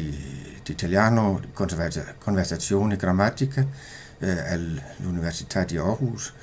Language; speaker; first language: Italian; non-native, fluent; Danish